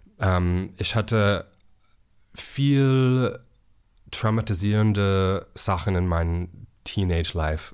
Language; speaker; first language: German; non-native, learner; English